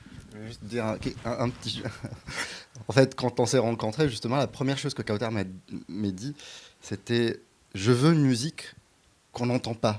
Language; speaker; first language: French; non-native, local second language; Arabic